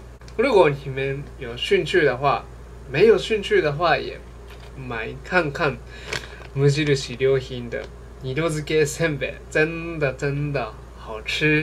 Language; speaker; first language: Chinese; non-native, fluent; Japanese